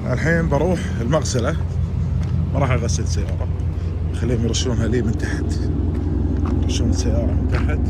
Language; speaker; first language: Arabic; native; Arabic